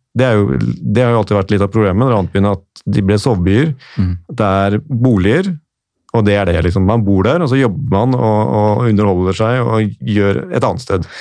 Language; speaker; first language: Norwegian; native; Norwegian